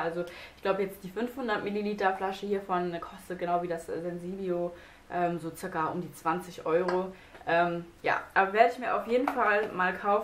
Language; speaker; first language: German; native; German